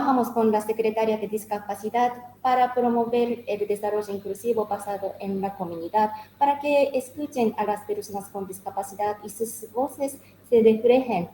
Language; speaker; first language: Spanish; non-native, learner; Japanese